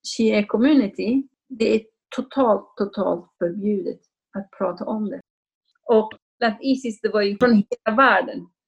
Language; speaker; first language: Swedish; non-native, fluent; Kurdish